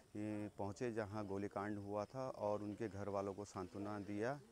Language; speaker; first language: Hindi; native; Hindi